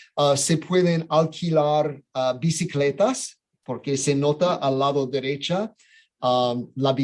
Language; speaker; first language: Spanish; non-native, fluent; English